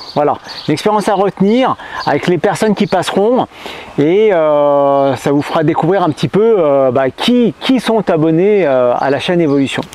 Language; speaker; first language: French; native; French